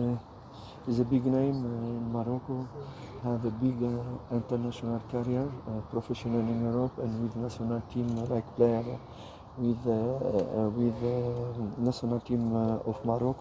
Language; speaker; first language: English; non-native, learner; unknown